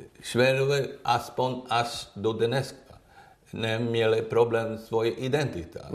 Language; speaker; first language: Czech; non-native, learner; Swedish